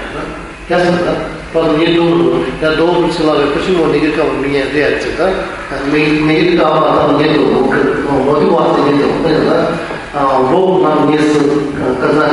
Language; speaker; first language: Russian; non-native, learner; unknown